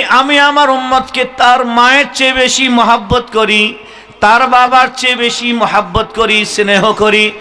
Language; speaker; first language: Bangla; non-native, local second language; Urdu